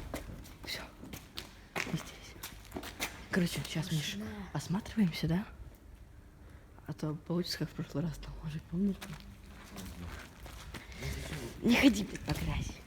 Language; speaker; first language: Russian; native; Russian